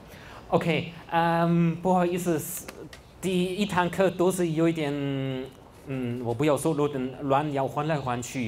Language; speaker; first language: Chinese; non-native, fluent; German